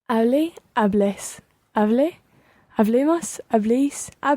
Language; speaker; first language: Spanish; non-native, learner; English